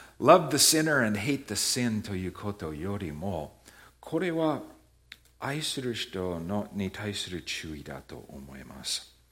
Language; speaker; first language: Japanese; non-native, fluent; English